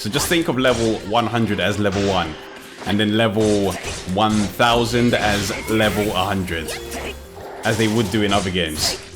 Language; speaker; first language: English; native; English